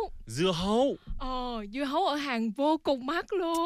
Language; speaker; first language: Vietnamese; native; Vietnamese